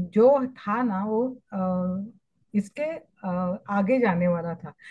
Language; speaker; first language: Hindi; non-native, local second language; Marathi